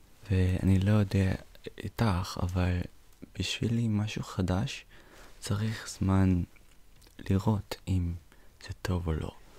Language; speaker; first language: Hebrew; non-native, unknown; English